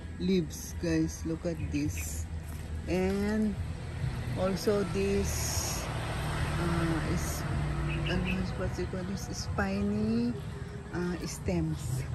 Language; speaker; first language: English; non-native, local second language; Filipino